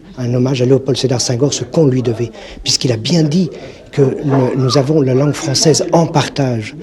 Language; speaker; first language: French; native; French